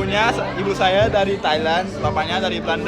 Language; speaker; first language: Indonesian; non-native, learner; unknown